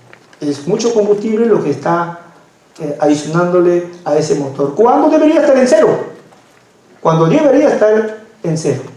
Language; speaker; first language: Spanish; native; Spanish